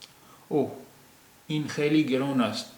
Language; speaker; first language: Persian; non-native, fluent; Urdu